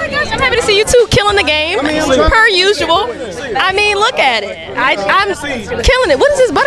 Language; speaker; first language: English; native; English